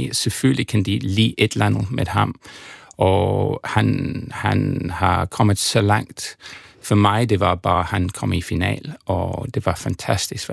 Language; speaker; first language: Danish; non-native, fluent; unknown